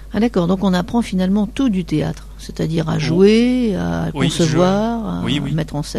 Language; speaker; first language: French; native; French